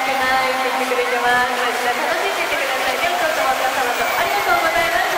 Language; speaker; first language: Japanese; native; Japanese